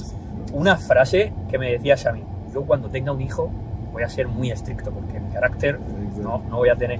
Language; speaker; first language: Spanish; native; Spanish